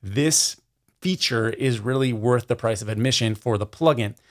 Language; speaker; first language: English; native; English